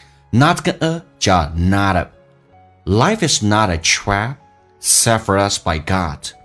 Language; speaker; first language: English; non-native, fluent; Chinese